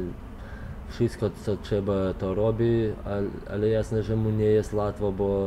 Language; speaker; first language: Polish; non-native, fluent; Lithuanian